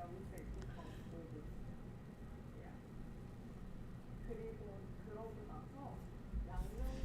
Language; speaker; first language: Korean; non-native, fluent; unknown